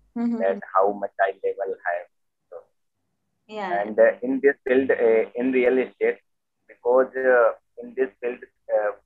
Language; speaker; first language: English; non-native, local second language; Hindi